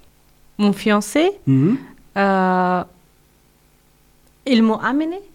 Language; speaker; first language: French; non-native, learner; Persian